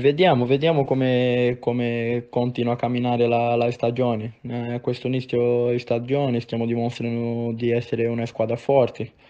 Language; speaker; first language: Italian; non-native, fluent; Portuguese